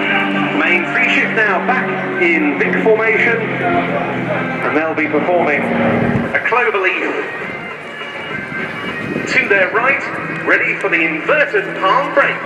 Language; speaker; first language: English; native; English